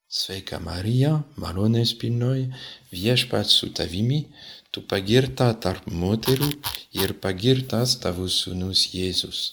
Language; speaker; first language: Lithuanian; non-native, fluent; French